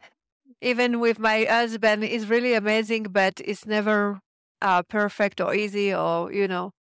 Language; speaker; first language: English; non-native, fluent; French